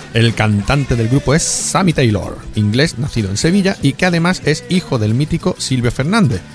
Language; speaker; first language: Spanish; native; Spanish